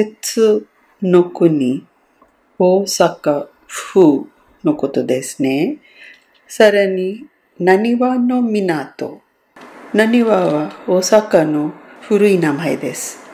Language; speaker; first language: Japanese; non-native, fluent; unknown